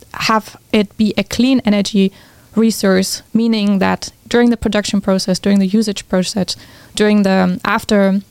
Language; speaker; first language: English; non-native, fluent; German